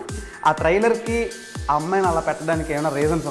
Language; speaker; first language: Telugu; native; Telugu